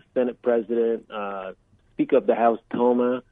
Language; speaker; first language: English; early bilingual, other home language; Vietnamese